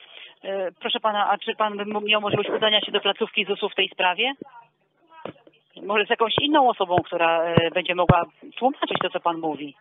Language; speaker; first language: Polish; native; Polish